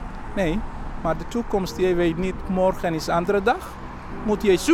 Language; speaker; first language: Dutch; non-native, learner; Somali